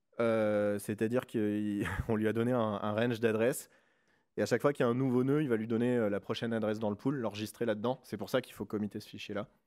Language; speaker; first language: French; native; French